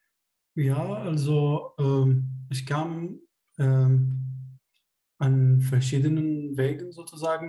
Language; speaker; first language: German; non-native, fluent; Arabic